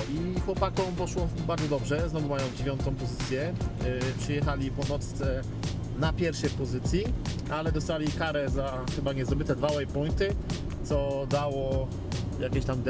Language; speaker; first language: Polish; native; Polish